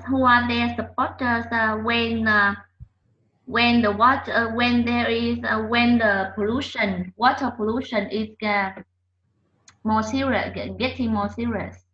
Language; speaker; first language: English; non-native, learner; Vietnamese